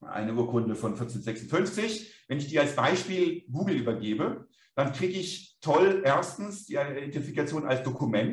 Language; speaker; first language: German; native; German